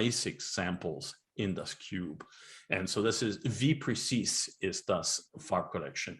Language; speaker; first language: German; non-native, learner; English